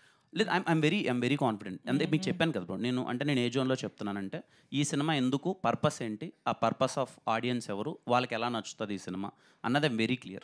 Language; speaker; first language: Telugu; native; Telugu